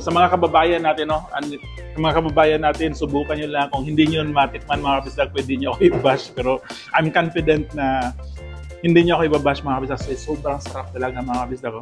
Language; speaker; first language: Filipino; non-native, local second language; Cebuano